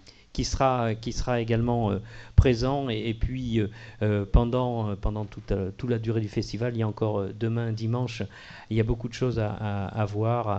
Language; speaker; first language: French; native; French